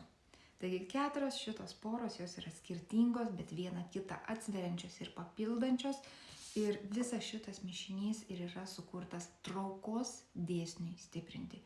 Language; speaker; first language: Lithuanian; native; Lithuanian